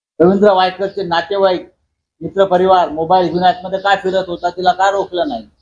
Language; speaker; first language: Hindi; non-native, local second language; Marathi